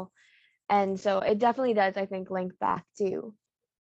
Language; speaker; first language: English; native; English